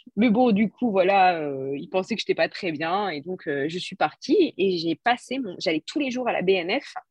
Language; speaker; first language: French; native; French